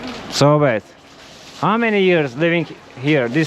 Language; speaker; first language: English; non-native, learner; Turkish